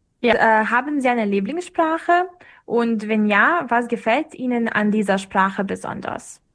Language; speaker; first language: German; non-native, fluent; Serbian